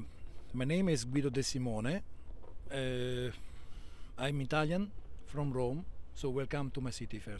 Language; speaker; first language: English; non-native, fluent; Italian